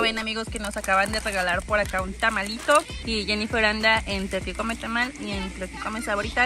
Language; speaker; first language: Spanish; native; Spanish